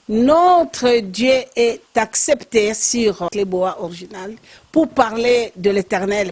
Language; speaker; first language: French; non-native, local second language; Lingala